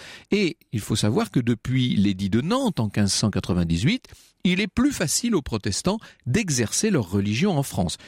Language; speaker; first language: French; native; French